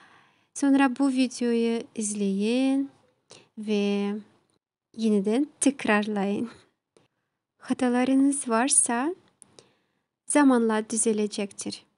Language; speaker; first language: Turkish; non-native, learner; Kazakh